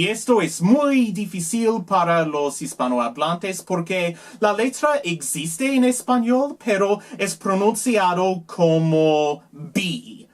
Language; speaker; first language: Spanish; non-native, learner; English